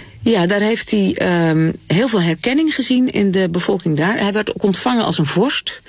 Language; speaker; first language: Dutch; native; Dutch